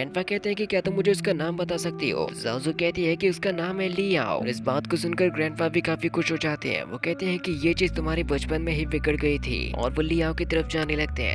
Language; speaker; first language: Hindi; native; Hindi